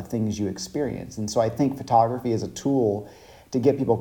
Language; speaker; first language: English; native; English